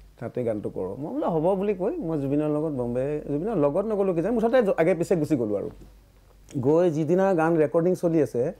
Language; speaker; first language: Assamese; native; Assamese